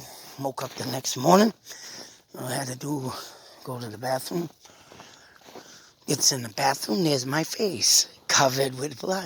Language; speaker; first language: English; native; English